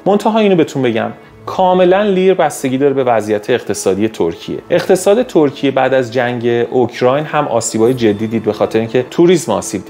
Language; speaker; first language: Persian; native; Persian